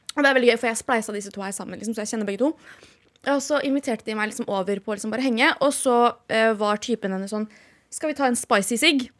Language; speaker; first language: Norwegian; native; Norwegian